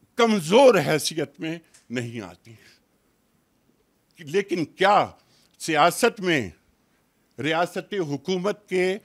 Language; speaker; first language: Urdu; native; Urdu